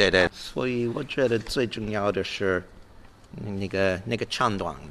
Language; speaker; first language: Chinese; non-native, learner; English